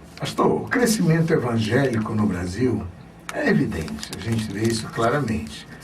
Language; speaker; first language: Portuguese; native; Portuguese